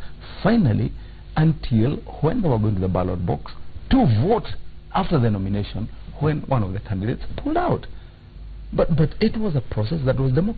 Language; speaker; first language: English; non-native, local second language; Kikuyu